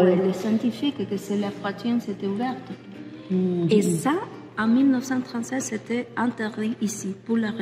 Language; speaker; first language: French; non-native, learner; Spanish